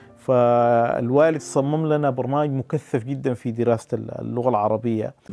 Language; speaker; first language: Arabic; early bilingual, heritage; Arabic